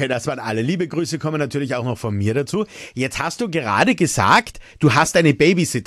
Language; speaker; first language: German; native; German